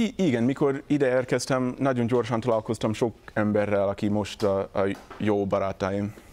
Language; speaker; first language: Hungarian; non-native, fluent; English